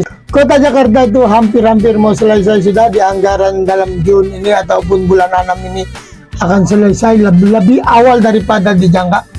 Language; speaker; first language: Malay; non-native, fluent; Filipino